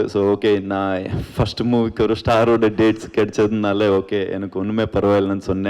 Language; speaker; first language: Tamil; non-native, learner; Kannada